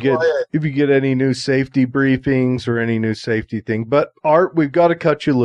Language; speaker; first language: English; native; English